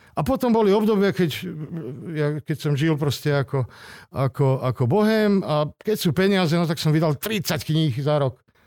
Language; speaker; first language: Slovak; non-native, local second language; Hungarian